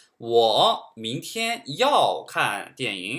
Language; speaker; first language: Chinese; non-native, fluent; Korean